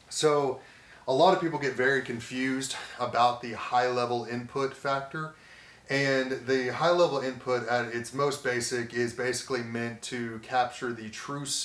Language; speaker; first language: English; native; English